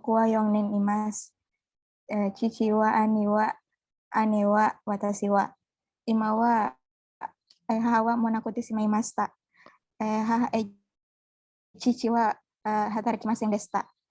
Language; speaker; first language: Japanese; non-native, learner; Indonesian